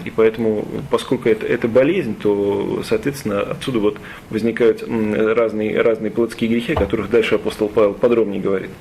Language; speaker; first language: Russian; native; Russian